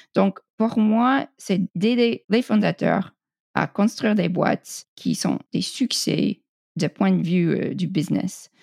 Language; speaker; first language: French; non-native, fluent; English